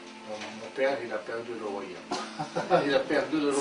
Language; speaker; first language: French; non-native, fluent; Hindi